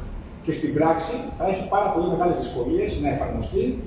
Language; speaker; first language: Greek; native; Greek